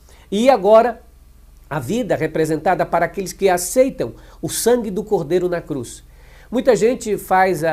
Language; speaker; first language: Portuguese; native; Portuguese